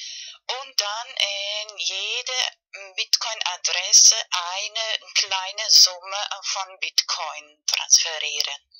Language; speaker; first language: German; non-native, fluent; Spanish